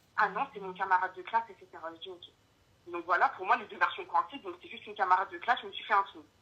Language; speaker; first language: French; early bilingual, other home language; Arabic